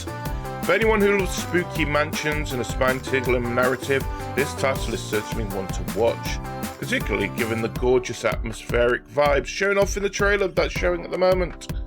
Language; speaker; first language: English; native; English